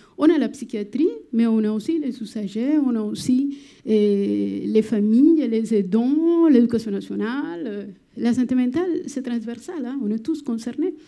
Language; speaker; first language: French; non-native, fluent; Spanish